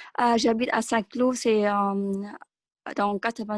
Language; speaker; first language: French; non-native, learner; Vietnamese